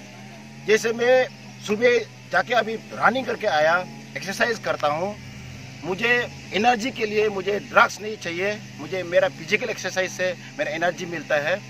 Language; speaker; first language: Hindi; non-native, local second language; Adi